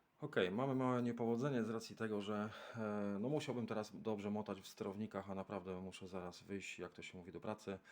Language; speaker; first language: Polish; native; Polish